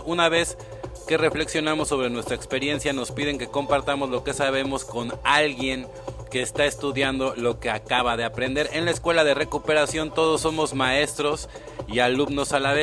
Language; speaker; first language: Spanish; native; Spanish